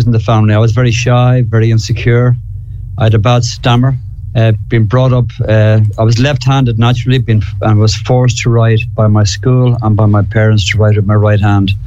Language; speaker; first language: English; native; English